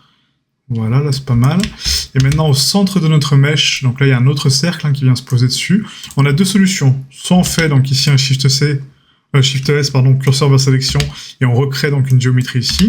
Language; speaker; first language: French; native; French